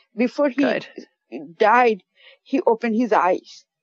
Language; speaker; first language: English; non-native, local second language; Bangla